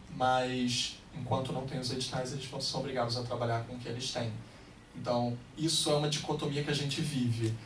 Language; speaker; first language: Portuguese; native; Portuguese